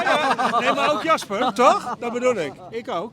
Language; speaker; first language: Dutch; native; Dutch